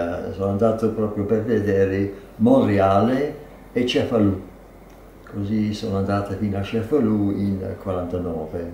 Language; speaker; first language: Italian; non-native, fluent; English